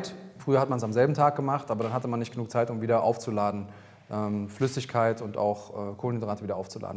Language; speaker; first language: German; native; German